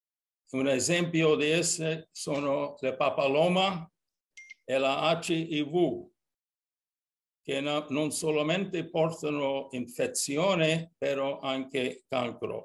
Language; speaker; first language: Italian; early bilingual, heritage; English